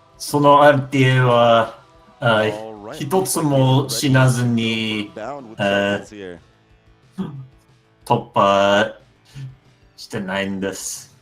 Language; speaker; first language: Japanese; non-native, learner; English